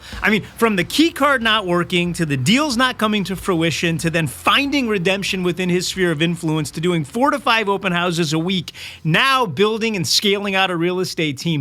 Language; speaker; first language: English; native; English